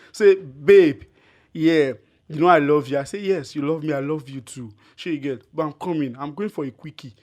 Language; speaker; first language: Nigerian Pidgin; non-native, local second language; Yoruba